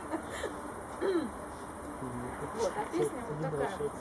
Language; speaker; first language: Russian; native; Russian